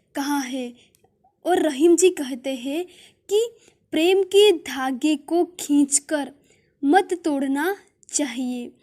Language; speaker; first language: Hindi; non-native, local second language; Gujarati